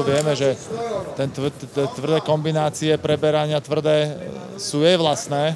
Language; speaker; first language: Slovak; native; Slovak